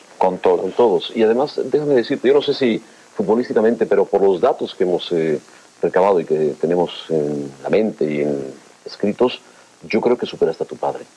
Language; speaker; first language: Spanish; native; Spanish